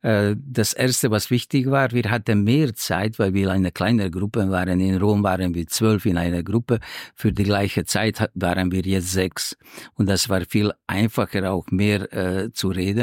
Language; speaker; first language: German; non-native, fluent; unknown